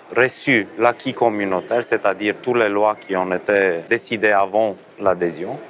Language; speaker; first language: French; non-native, fluent; Romanian